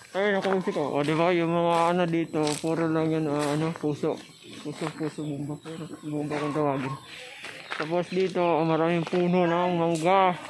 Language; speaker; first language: Filipino; non-native, local second language; Cebuano